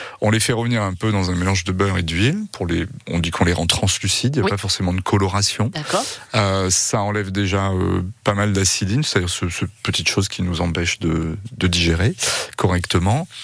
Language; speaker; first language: French; native; French